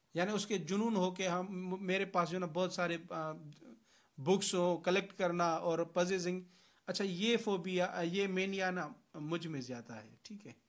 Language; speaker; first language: Urdu; non-native, local second language; Sindhi